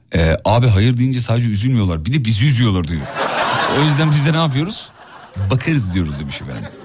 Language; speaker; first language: Turkish; native; Turkish